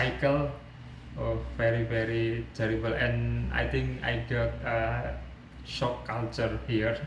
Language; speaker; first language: English; non-native, learner; Indonesian